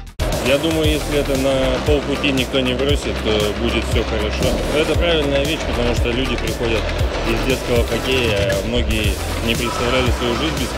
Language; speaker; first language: Russian; native; Russian